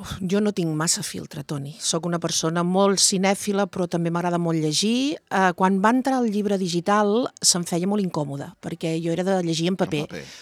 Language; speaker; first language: Catalan; native; Catalan